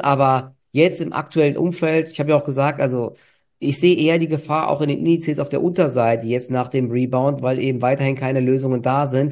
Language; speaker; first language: German; native; German